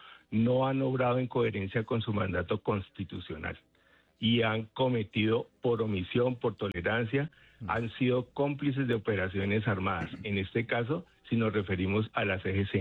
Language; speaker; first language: Spanish; native; Spanish